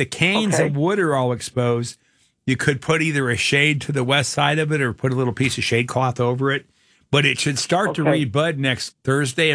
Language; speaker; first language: English; native; English